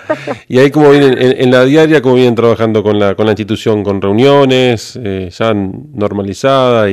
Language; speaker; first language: Spanish; native; Spanish